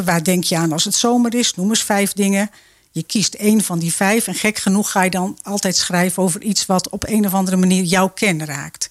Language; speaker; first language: Dutch; native; Dutch